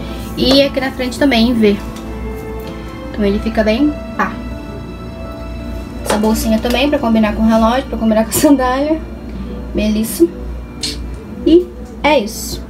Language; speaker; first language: Portuguese; native; Portuguese